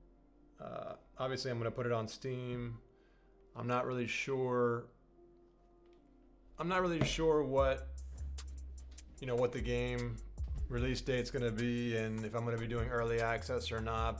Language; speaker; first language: English; native; English